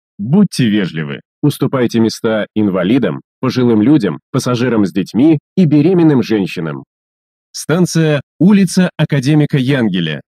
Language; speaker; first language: Russian; native; Russian